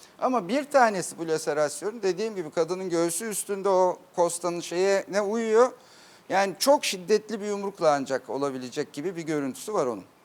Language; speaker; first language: Turkish; native; Turkish